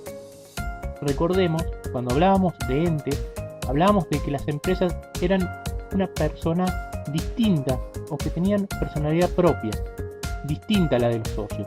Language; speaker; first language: Spanish; native; Spanish